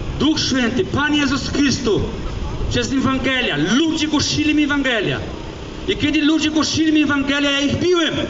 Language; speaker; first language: Polish; early bilingual, heritage; Polish